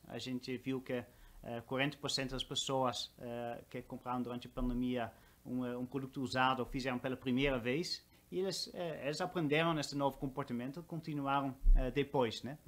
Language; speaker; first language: Portuguese; non-native, fluent; Dutch